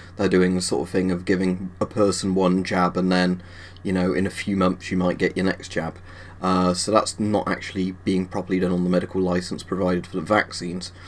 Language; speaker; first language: English; native; English